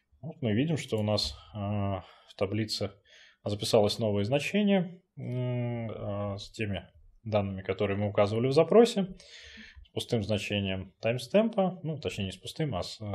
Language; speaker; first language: Russian; native; Russian